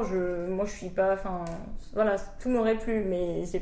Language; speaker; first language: French; native; French